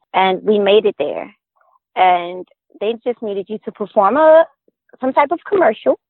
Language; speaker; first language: English; native; English